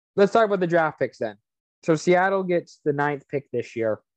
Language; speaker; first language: English; native; English